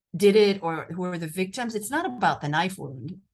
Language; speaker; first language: English; native; English